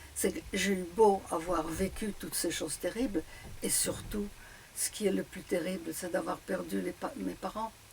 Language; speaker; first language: French; early bilingual, other home language; Polish